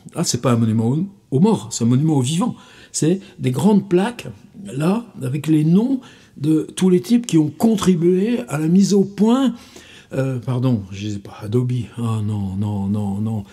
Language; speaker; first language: French; native; French